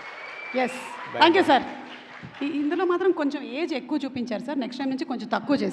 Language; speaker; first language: Telugu; native; Telugu